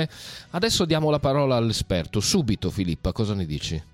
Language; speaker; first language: Italian; native; Italian